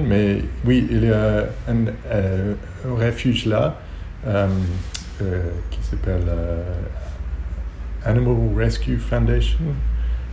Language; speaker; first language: French; non-native, learner; Hebrew